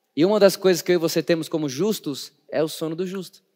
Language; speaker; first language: Portuguese; native; Portuguese